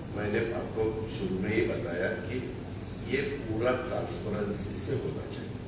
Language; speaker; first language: Hindi; non-native, local second language; Marathi